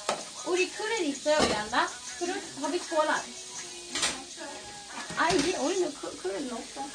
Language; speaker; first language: Korean; non-native, learner; Swedish